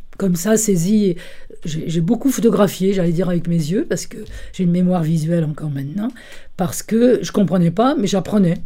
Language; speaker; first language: French; early bilingual, other home language; Italian